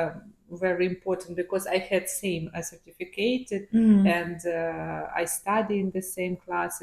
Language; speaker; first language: English; non-native, learner; Ukrainian